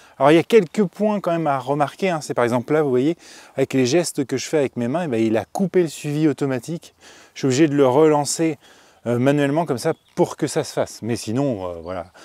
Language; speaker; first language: French; native; French